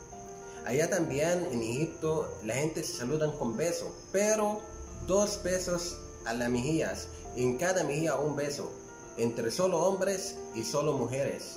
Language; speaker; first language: Spanish; non-native, fluent; Arabic